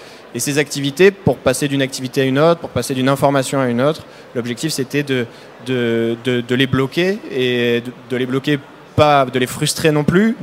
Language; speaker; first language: French; native; French